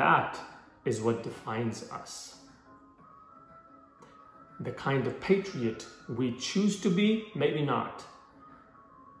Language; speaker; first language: English; non-native, local second language; Urdu